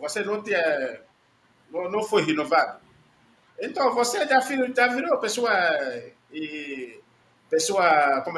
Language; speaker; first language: Portuguese; non-native, learner; Igbo